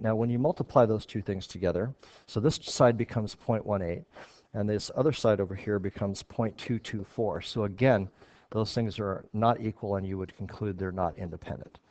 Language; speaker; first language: English; native; English